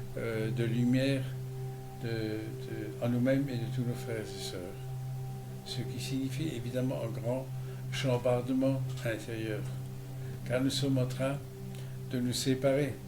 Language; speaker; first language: French; native; French